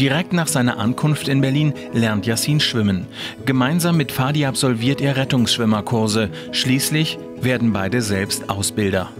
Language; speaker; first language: German; native; German